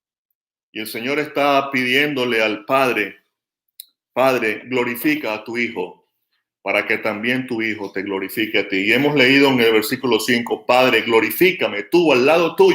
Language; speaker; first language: Spanish; native; Spanish